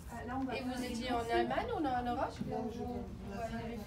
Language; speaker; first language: French; non-native, fluent; German